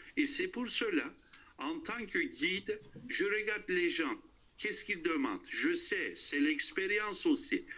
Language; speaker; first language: French; non-native, fluent; Turkish